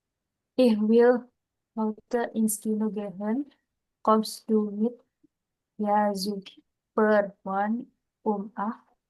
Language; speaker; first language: German; non-native, learner; Indonesian